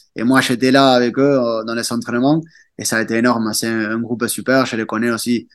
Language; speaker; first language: French; non-native, fluent; Spanish